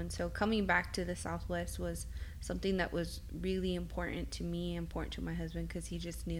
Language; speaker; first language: English; early bilingual, other home language; Spanish